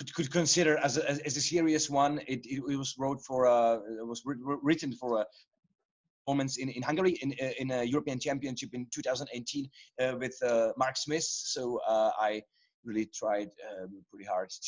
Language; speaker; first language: English; non-native, fluent; Czech